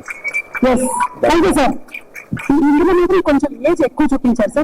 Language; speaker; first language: Telugu; native; Telugu